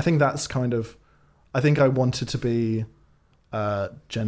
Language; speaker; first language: English; native; English